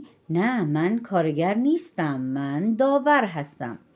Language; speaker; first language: Persian; non-native, fluent; Urdu